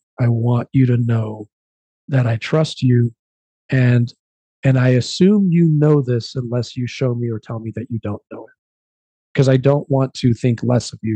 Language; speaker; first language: English; native; English